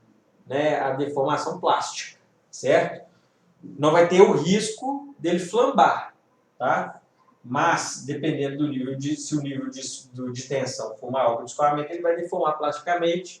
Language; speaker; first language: Portuguese; native; Portuguese